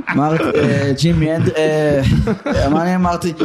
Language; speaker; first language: Hebrew; early bilingual, other home language; Arabic